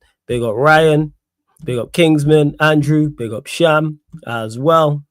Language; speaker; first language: English; native; English